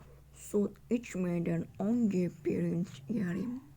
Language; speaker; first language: Turkish; non-native, learner; Indonesian